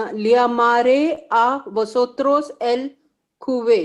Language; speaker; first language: Spanish; non-native, learner; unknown